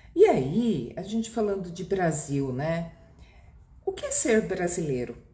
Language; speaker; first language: Portuguese; early bilingual, other home language; Japanese